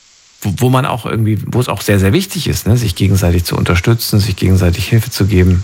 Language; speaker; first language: German; native; German